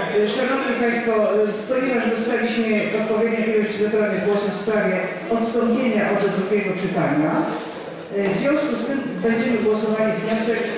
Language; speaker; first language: Polish; native; Polish